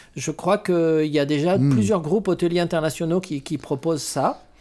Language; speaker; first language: French; non-native, fluent; Spanish